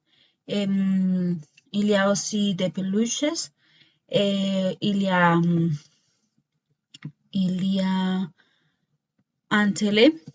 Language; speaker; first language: French; non-native, learner; Spanish